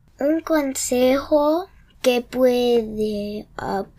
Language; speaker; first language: Spanish; early bilingual, heritage; English